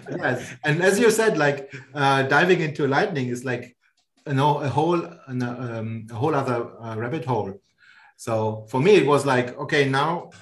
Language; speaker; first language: English; non-native, fluent; German